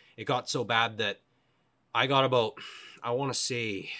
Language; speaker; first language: English; native; English